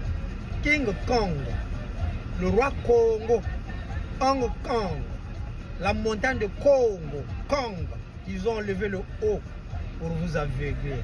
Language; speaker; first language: French; non-native, local second language; Kongo